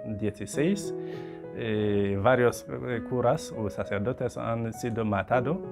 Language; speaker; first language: Spanish; non-native, fluent; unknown